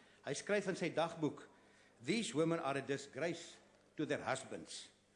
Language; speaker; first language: English; non-native, local second language; Afrikaans